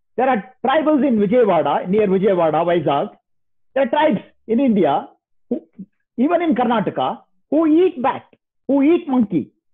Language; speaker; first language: English; non-native, local second language; Kannada